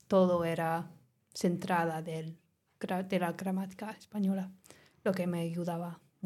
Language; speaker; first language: Spanish; non-native, learner; English